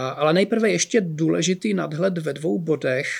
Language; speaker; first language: Czech; native; Czech